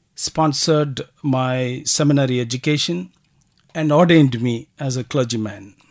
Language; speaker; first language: English; non-native, local second language; Tamil